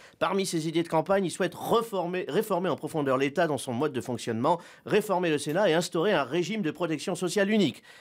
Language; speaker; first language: French; native; French